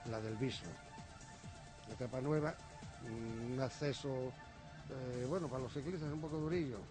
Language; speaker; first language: Spanish; native; Spanish